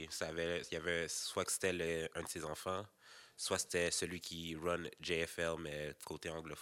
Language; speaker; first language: French; native; French